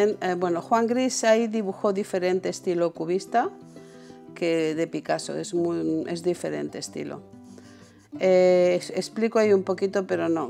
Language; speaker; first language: Spanish; native; Spanish